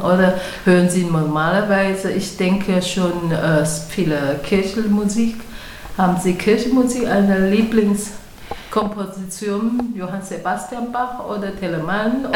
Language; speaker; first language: German; non-native, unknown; Chinese